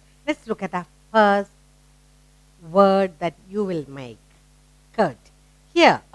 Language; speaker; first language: English; non-native, local second language; Tamil